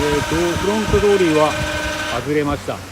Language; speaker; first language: Japanese; native; Japanese